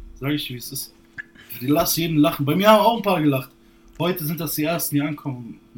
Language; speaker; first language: German; native; German